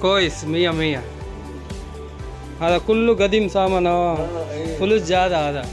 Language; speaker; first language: Arabic; non-native, learner; Telugu